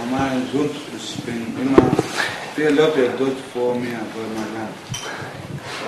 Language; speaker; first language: German; non-native, learner; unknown